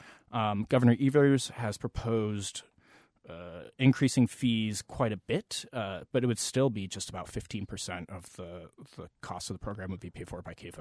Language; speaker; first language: English; native; English